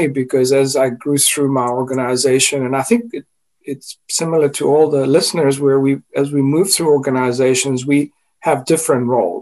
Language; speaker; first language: English; non-native, fluent; Greek